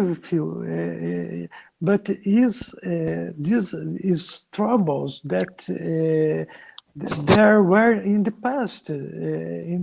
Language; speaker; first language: English; non-native, learner; Portuguese